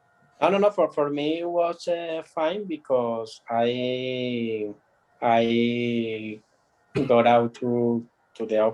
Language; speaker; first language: English; non-native, learner; Spanish